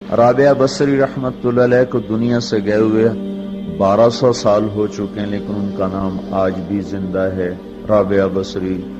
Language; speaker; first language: Urdu; non-native, local second language; Punjabi